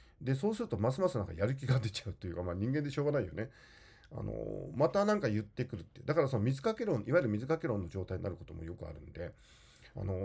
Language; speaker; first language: Japanese; native; Japanese